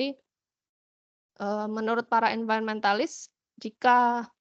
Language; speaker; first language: Indonesian; native; Indonesian